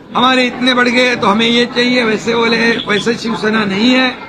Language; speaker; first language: Hindi; non-native, local second language; Marathi